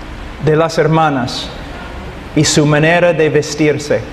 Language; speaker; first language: Spanish; non-native, fluent; English